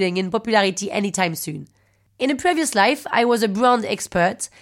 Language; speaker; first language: English; non-native, fluent; French